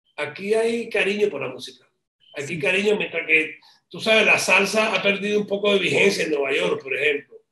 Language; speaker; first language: Spanish; native; Spanish